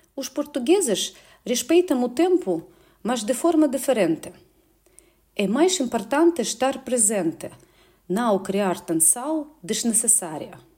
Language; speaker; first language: Portuguese; non-native, fluent; Russian